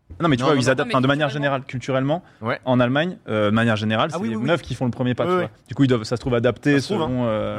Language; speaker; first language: French; native; French